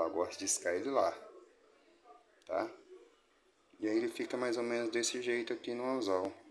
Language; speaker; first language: Portuguese; native; Portuguese